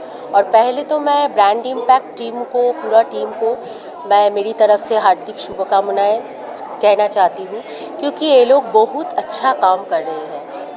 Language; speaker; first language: Hindi; non-native, local second language; Bangla